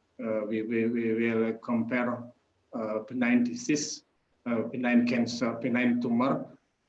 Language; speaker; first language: English; non-native, learner; Indonesian